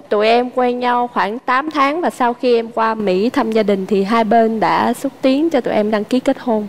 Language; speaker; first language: Vietnamese; native; Vietnamese